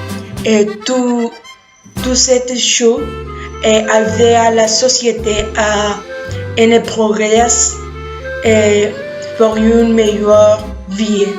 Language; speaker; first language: French; non-native, learner; Spanish